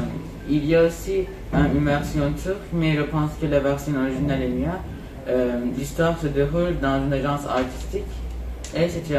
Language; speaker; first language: French; non-native, fluent; Turkish